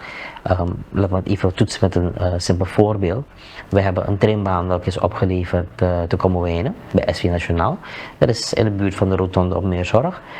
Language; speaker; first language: Dutch; native; Dutch